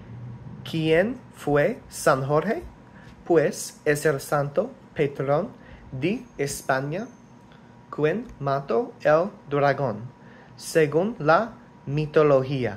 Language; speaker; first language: Spanish; non-native, learner; English